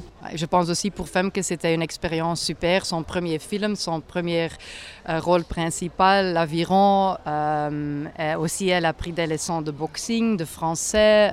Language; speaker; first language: French; non-native, local second language; Dutch